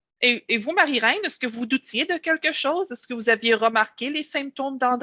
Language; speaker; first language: French; native; French